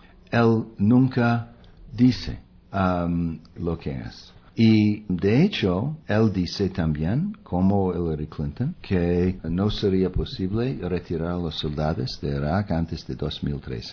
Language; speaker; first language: Spanish; non-native, fluent; English